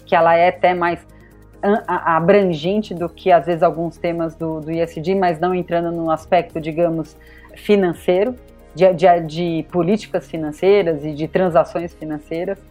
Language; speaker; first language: Portuguese; native; Portuguese